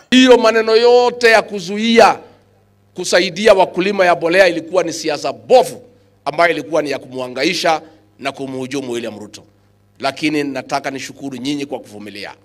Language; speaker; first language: Swahili; non-native, local second language; Kikuyu